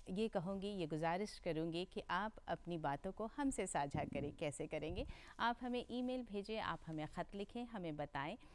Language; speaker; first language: Hindi; native; Hindi